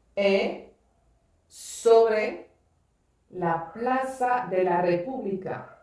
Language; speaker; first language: Spanish; non-native, fluent; French